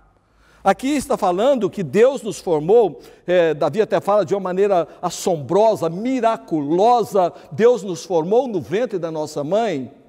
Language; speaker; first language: Portuguese; native; Portuguese